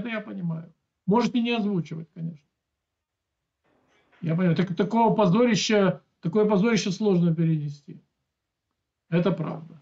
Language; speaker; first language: Russian; native; Russian